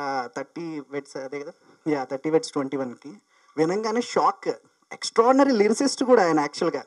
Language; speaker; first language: Telugu; native; Telugu